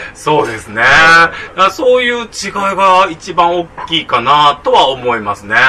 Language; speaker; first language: Japanese; native; Japanese